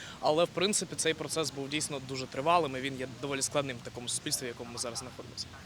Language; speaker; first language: Ukrainian; non-native, local second language; Russian